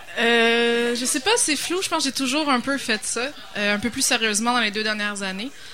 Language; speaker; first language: French; native; French